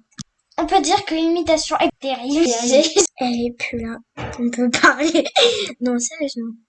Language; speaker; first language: French; native; French